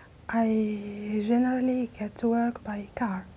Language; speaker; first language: English; non-native, learner; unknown